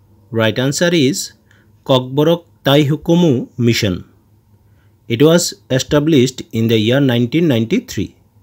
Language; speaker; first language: English; non-native, local second language; Bangla